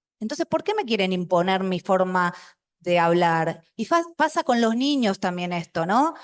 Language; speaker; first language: Spanish; non-native, local second language; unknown